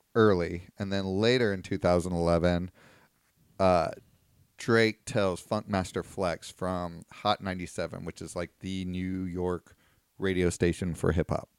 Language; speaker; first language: English; native; English